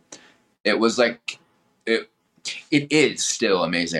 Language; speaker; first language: English; native; English